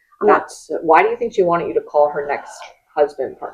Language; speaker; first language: English; native; English